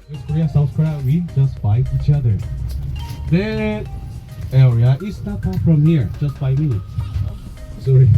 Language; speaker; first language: English; non-native, learner; Korean